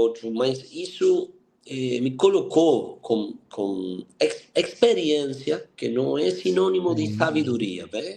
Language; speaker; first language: Portuguese; non-native, fluent; Spanish